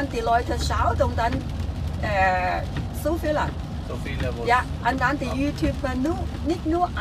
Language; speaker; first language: German; non-native, learner; Cantonese